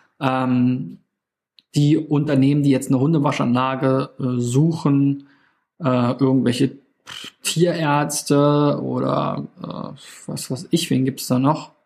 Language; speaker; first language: German; native; German